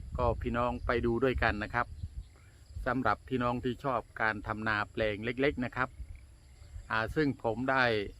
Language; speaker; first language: Thai; native; Thai